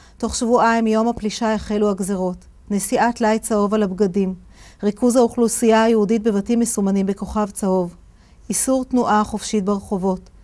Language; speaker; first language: Hebrew; native; Hebrew